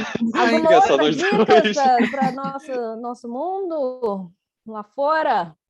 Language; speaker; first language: Portuguese; non-native, fluent; English